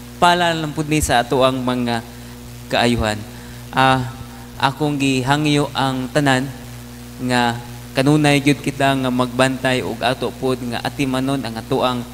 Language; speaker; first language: Cebuano; non-native, local second language; Hiligaynon